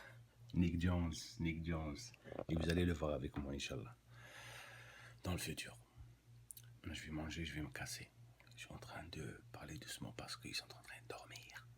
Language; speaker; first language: French; non-native, local second language; Arabic